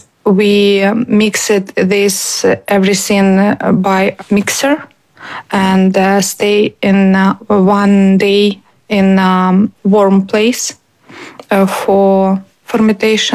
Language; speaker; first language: English; non-native, learner; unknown